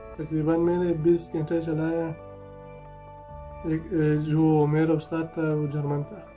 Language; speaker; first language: Hindi; non-native, fluent; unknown